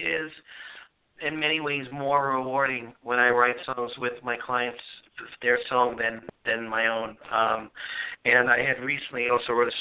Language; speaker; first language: English; native; English